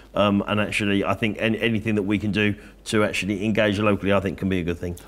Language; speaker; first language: English; native; English